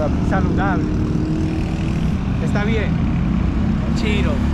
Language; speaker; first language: Spanish; non-native, learner; English